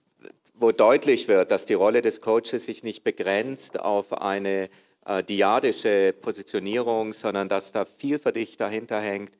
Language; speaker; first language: German; native; German